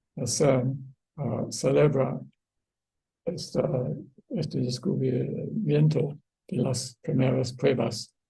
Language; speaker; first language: Spanish; non-native, fluent; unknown